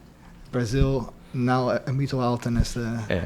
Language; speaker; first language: Portuguese; non-native, fluent; English